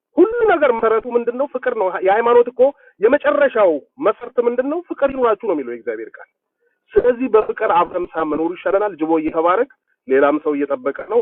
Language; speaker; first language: Amharic; native; Amharic